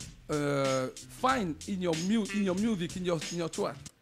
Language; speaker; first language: English; non-native, learner; French